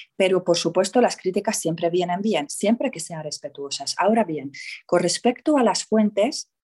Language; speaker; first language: Spanish; non-native, fluent; Hungarian